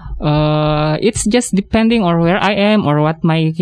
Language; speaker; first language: English; non-native, fluent; Indonesian